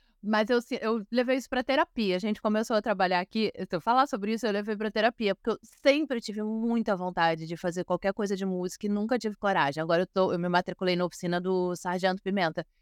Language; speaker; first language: Portuguese; native; Portuguese